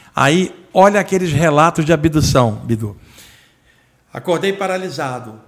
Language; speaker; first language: Portuguese; native; Portuguese